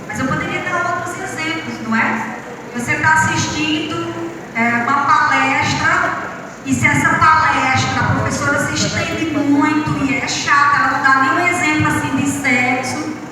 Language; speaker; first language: Portuguese; native; Portuguese